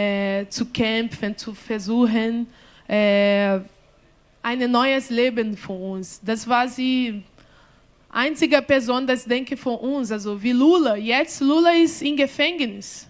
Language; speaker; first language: German; non-native, learner; Portuguese